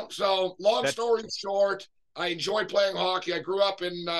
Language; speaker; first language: English; native; English